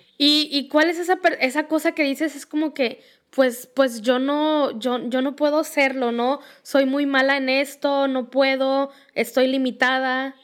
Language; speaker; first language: Spanish; native; Spanish